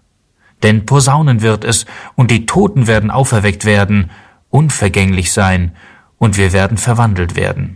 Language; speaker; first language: German; native; German